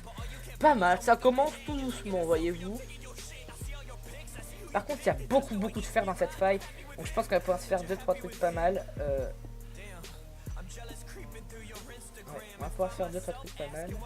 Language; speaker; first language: French; native; French